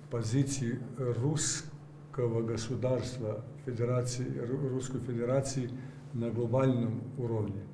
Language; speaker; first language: Russian; non-native, learner; Serbian